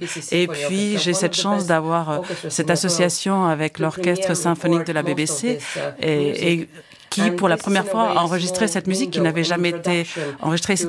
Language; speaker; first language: French; non-native, fluent; Ukrainian